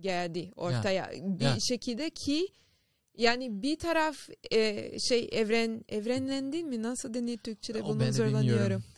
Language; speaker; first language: Turkish; non-native, learner; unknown